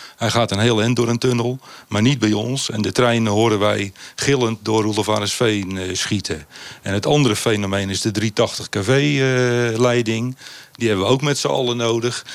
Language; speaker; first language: Dutch; native; Dutch